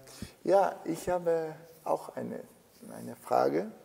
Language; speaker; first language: German; non-native, fluent; Italian